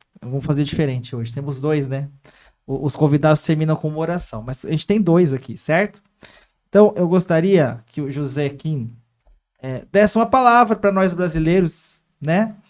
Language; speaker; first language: Portuguese; native; Portuguese